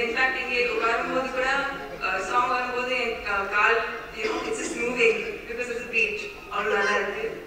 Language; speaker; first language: Tamil; non-native, learner; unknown